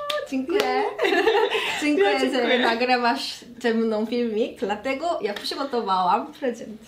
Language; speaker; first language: Polish; non-native, learner; Korean